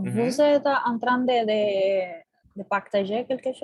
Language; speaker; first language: French; non-native, learner; Spanish